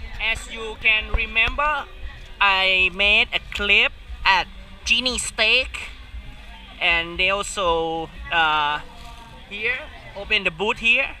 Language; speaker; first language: English; non-native, learner; Thai